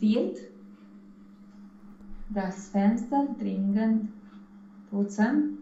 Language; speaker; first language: German; non-native, learner; Romanian